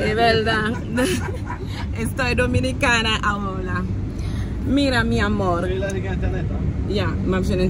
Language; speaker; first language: Spanish; non-native, local second language; Haitian Creole